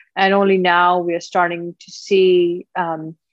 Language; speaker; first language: English; non-native, local second language; Punjabi